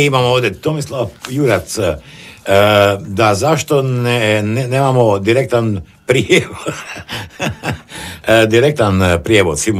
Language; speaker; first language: Croatian; native; Croatian